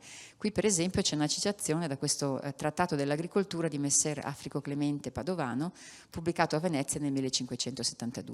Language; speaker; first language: Italian; native; Italian